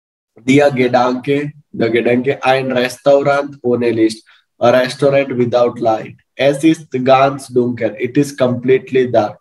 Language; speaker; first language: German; non-native, learner; Hindi